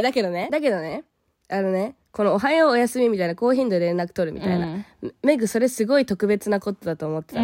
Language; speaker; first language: Japanese; early bilingual, heritage; Japanese